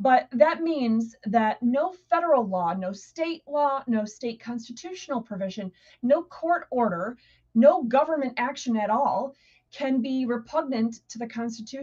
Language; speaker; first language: English; native; English